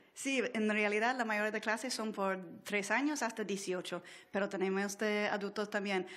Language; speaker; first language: Spanish; non-native, fluent; English